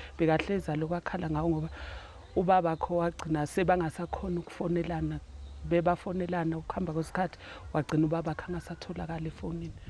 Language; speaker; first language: Zulu; native; Zulu